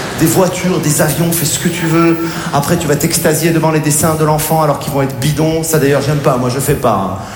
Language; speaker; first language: French; native; French